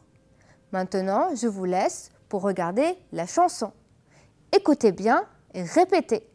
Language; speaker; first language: French; non-native, fluent; Arabic